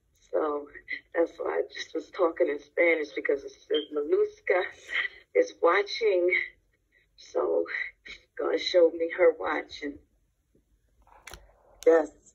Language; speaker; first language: English; native; English